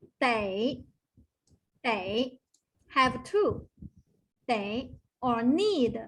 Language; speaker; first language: English; non-native, fluent; Chinese